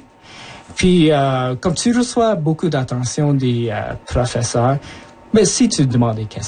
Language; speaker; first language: French; early bilingual, other home language; Japanese